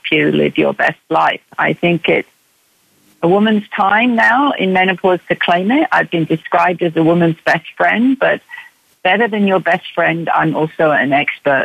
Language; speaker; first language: English; native; English